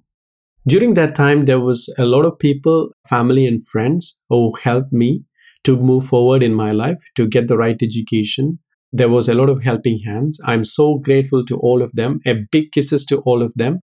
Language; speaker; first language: English; non-native, local second language; Malayalam